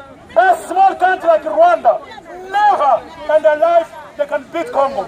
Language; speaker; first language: English; non-native, learner; Lingala